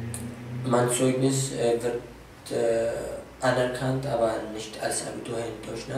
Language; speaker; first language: German; non-native, fluent; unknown